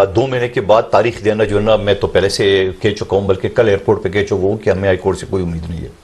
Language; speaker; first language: Urdu; non-native, local second language; Pashto